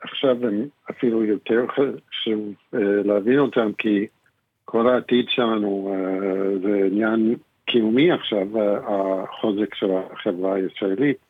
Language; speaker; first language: Hebrew; non-native, fluent; English